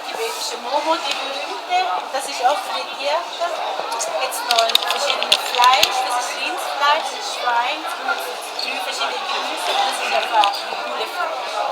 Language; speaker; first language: German; non-native, learner; Tibetan